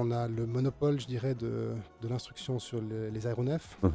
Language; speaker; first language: French; native; French